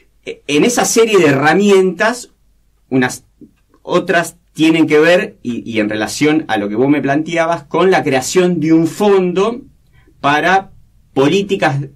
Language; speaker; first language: Spanish; native; Spanish